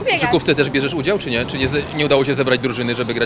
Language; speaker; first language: Polish; native; Polish